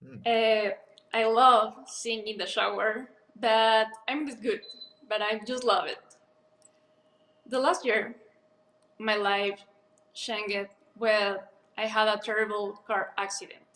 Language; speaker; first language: English; non-native, fluent; Spanish